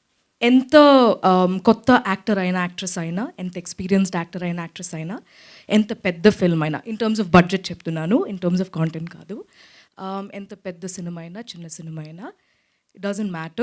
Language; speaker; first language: Telugu; non-native, fluent; Malayalam